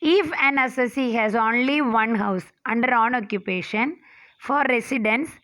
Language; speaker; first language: English; non-native, local second language; Malayalam